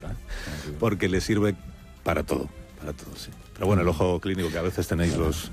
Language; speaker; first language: Spanish; native; Spanish